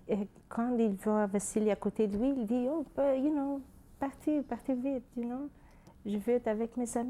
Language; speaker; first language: French; non-native, learner; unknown